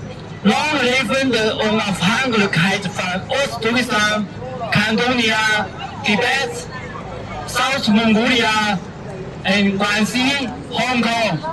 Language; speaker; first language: Dutch; non-native, learner; Cantonese